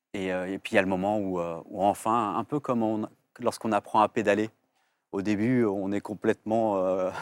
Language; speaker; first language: French; native; French